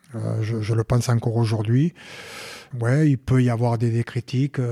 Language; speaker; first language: French; native; French